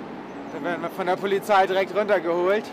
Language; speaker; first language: German; native; German